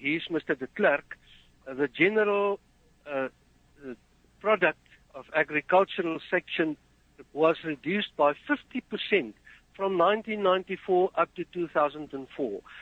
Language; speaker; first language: English; non-native, fluent; Afrikaans